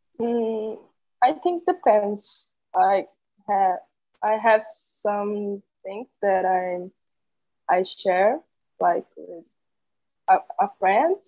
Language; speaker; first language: English; non-native, learner; Portuguese